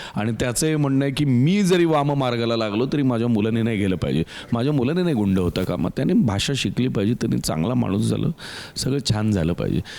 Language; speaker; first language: Marathi; native; Marathi